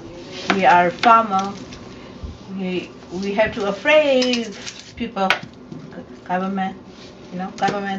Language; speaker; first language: English; non-native, learner; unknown